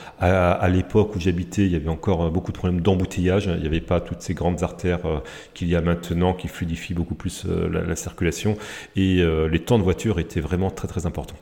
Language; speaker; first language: French; native; French